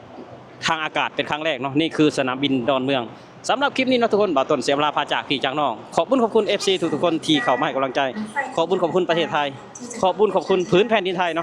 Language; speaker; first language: Thai; non-native, local second language; Lao